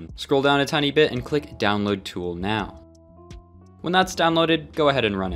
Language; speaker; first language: English; native; English